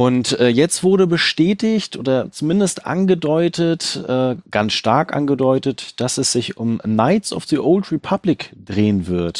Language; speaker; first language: German; native; German